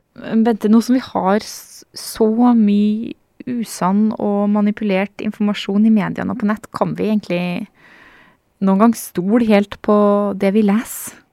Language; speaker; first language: Norwegian; native; Norwegian